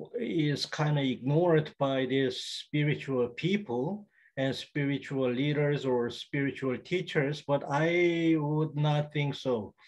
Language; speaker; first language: English; non-native, fluent; Korean